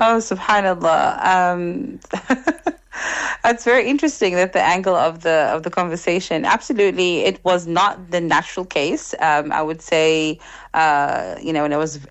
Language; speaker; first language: English; non-native, fluent; Arabic